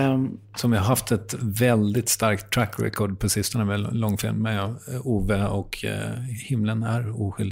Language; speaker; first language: Swedish; native; Swedish